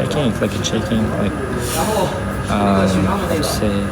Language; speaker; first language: English; non-native, fluent; Uzbek